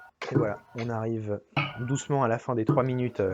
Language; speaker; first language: French; native; French